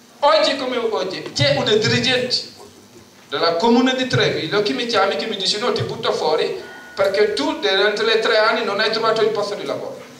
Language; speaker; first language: Italian; non-native, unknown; Wolof